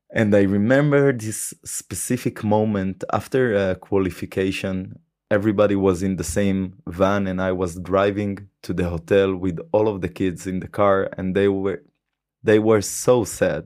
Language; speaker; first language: English; non-native, fluent; Hebrew